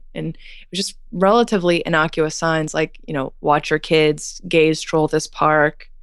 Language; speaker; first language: English; native; English